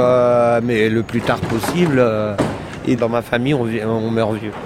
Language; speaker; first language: French; native; French